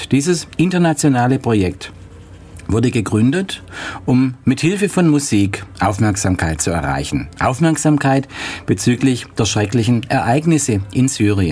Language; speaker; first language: German; native; German